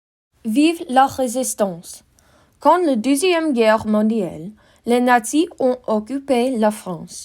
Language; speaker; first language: French; non-native, learner; English